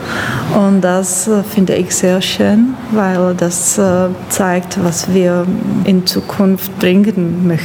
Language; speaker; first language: German; non-native, learner; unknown